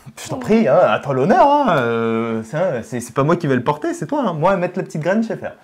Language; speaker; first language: French; early bilingual, other home language; Russian